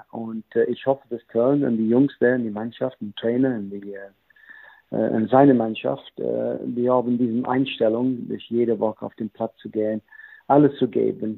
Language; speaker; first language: German; non-native, fluent; English